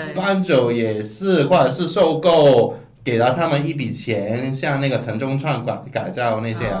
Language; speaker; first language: Chinese; non-native, local second language; Cantonese